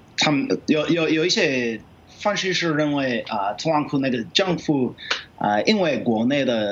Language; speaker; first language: Chinese; non-native, fluent; English